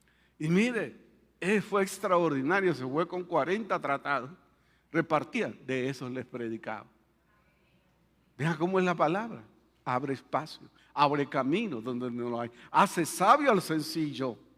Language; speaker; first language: Spanish; native; Spanish